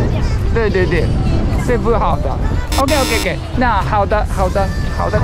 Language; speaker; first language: Chinese; non-native, learner; Japanese